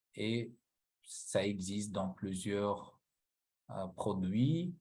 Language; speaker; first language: French; non-native, local second language; Arabic